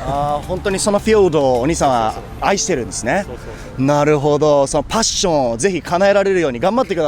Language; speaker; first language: Japanese; native; Japanese